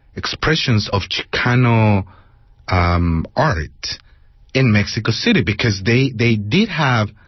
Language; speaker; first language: English; non-native, fluent; Spanish